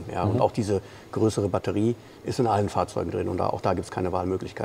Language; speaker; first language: German; native; German